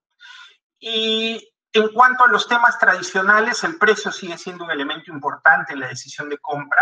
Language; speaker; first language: Spanish; native; Spanish